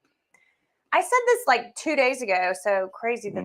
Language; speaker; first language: English; native; English